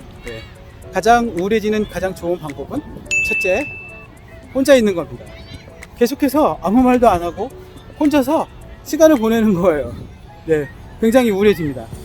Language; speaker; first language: Korean; native; Korean